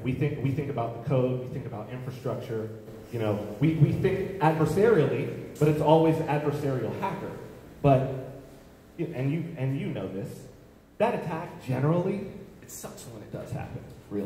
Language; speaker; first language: English; native; English